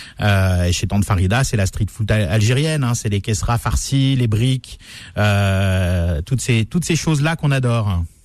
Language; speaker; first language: French; native; French